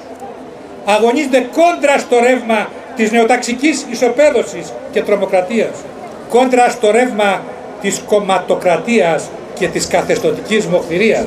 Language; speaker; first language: Greek; native; Greek